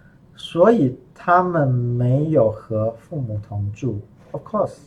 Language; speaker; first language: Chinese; non-native, fluent; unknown